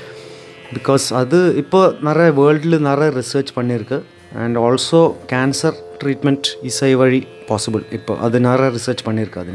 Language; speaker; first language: Tamil; non-native, learner; Malayalam